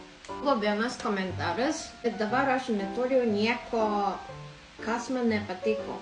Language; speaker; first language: Lithuanian; non-native, learner; Japanese